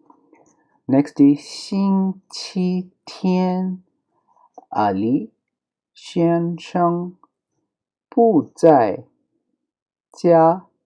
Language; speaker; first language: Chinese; non-native, fluent; Urdu